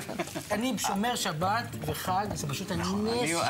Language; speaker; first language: Hebrew; native; Hebrew